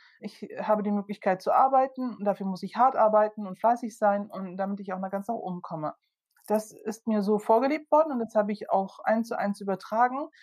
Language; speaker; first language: German; early bilingual, other home language; Turkish